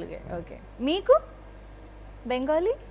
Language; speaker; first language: Telugu; native; Telugu